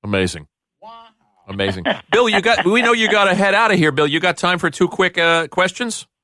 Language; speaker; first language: English; native; English